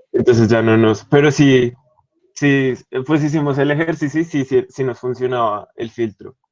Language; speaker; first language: Spanish; native; Spanish